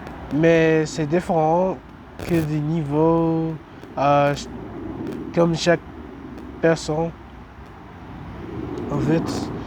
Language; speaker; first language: French; non-native, learner; English